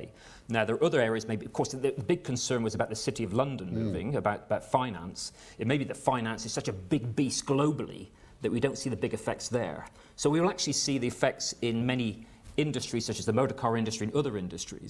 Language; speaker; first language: English; native; English